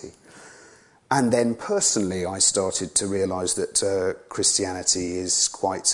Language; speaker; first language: English; native; English